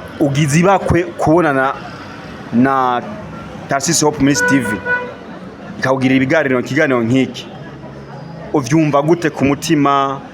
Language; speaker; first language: Rundi; native; Rundi